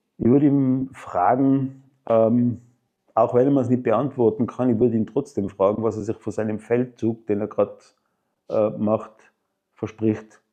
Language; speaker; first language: German; native; German